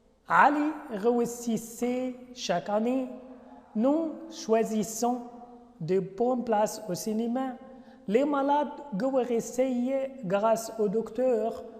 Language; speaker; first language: French; non-native, fluent; Arabic